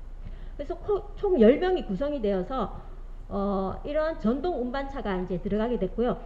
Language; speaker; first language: Korean; native; Korean